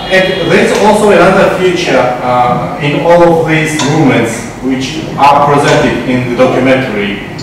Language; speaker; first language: English; non-native, fluent; Georgian